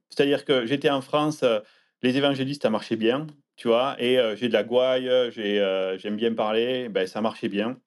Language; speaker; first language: French; native; French